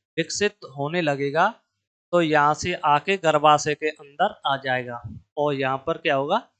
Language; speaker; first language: Hindi; native; Hindi